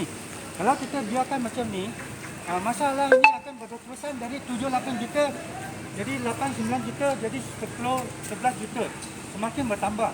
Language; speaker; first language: Malay; native; Malay